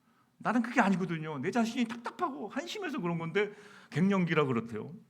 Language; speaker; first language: Korean; native; Korean